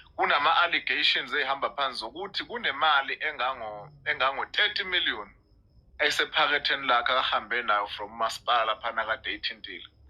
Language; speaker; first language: Zulu; native; Zulu